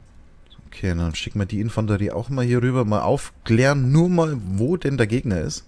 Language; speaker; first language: German; native; German